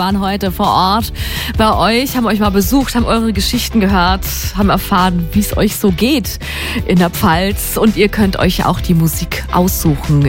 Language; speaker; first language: German; native; German